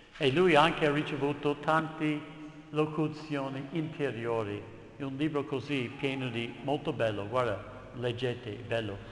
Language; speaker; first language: Italian; non-native, fluent; English